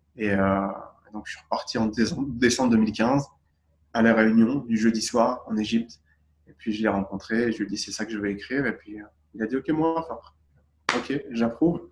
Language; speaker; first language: French; native; French